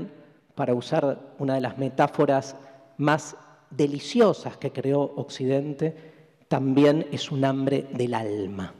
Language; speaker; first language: Spanish; native; Spanish